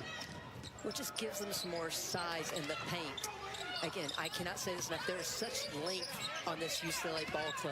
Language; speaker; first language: English; native; English